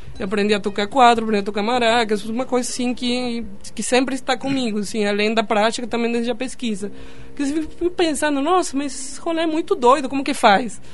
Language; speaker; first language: Portuguese; non-native, fluent; Spanish